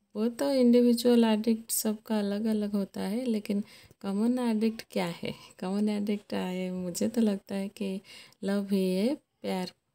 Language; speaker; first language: Hindi; native; Hindi